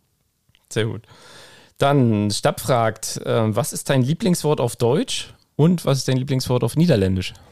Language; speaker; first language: German; native; German